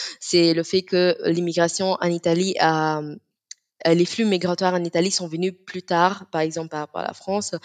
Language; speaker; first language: French; non-native, fluent; Italian